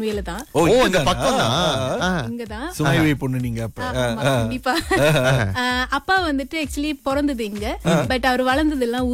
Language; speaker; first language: Tamil; early bilingual, heritage; Tamil